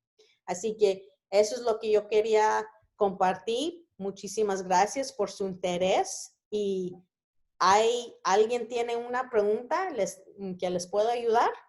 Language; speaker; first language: Spanish; early bilingual, heritage; Spanish